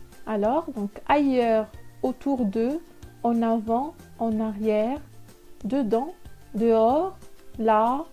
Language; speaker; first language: French; non-native, local second language; Arabic